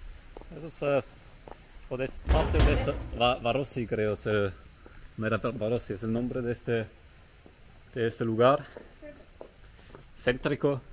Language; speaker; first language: Spanish; non-native, fluent; German